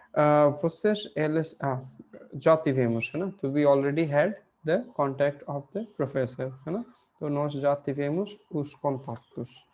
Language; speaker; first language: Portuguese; non-native, fluent; Hindi